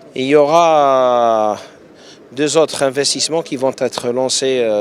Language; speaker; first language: French; non-native, local second language; Arabic